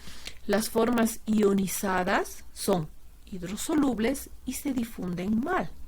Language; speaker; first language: Spanish; native; Spanish